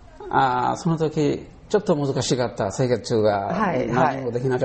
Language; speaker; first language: Japanese; non-native, learner; Bangla